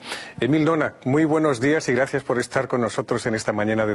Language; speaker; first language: Spanish; native; Spanish